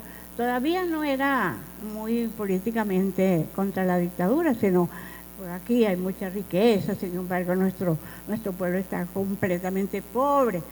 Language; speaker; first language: Spanish; native; Spanish